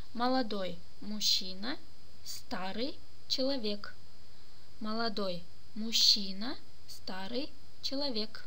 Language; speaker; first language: Russian; non-native, fluent; Turkish